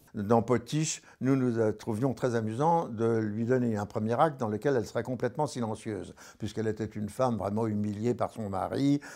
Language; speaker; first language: French; native; French